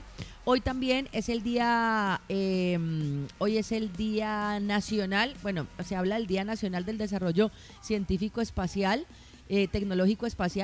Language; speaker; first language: Spanish; native; Spanish